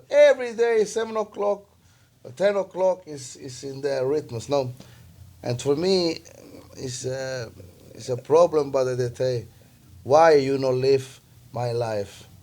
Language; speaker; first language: English; non-native, learner; Italian